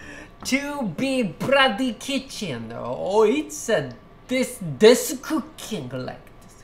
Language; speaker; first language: English; non-native, learner; Japanese